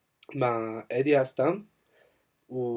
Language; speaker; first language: Persian; non-native, learner; English